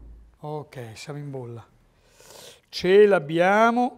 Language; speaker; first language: Italian; native; Italian